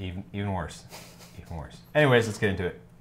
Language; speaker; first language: English; native; English